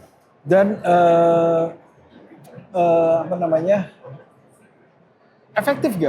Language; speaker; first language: Indonesian; native; Indonesian